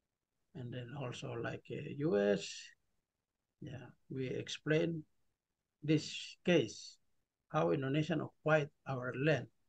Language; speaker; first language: English; non-native, learner; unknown